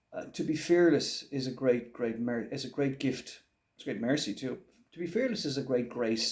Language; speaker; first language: English; native; English